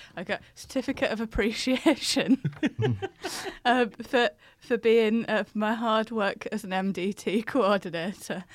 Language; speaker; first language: English; native; English